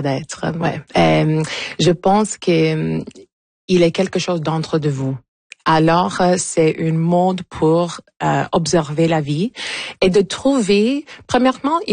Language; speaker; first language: French; non-native, local second language; English